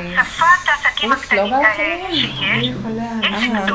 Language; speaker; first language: Hebrew; non-native, fluent; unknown